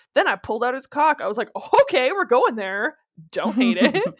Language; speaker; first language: English; non-native, fluent; French